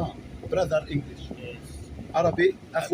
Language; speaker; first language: English; non-native, learner; Arabic